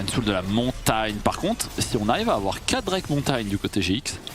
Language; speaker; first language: French; native; French